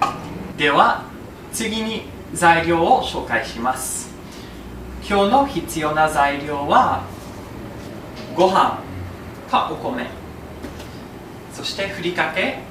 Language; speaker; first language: Japanese; non-native, fluent; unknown